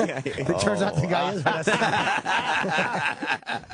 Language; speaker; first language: English; native; English